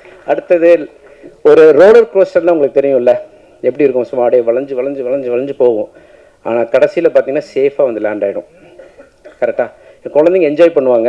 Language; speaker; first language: Tamil; native; Tamil